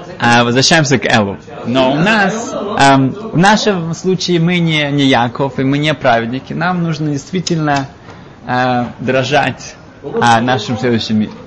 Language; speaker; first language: Russian; early bilingual, heritage; Russian